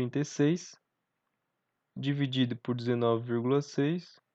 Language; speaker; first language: Portuguese; native; Portuguese